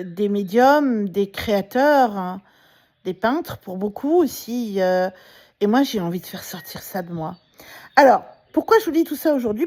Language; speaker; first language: French; native; French